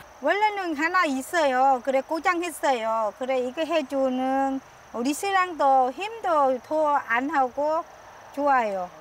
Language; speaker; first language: Korean; non-native, learner; Vietnamese